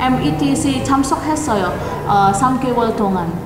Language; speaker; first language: Korean; non-native, learner; Indonesian